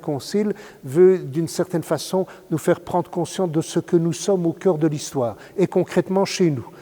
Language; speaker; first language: French; native; French